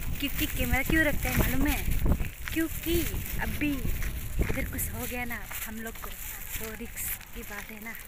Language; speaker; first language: Hindi; non-native, local second language; Bodo